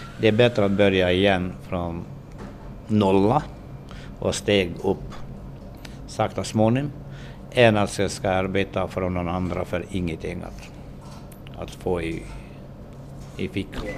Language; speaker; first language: Swedish; non-native, fluent; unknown